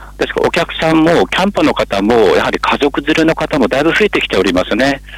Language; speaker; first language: Japanese; native; Japanese